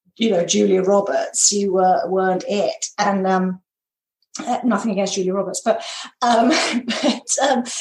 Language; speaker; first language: English; native; English